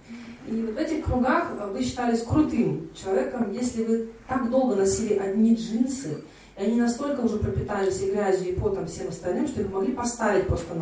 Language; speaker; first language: Russian; native; Russian